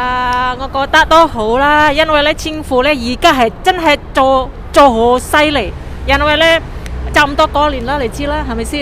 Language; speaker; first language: Cantonese; non-native, fluent; Indonesian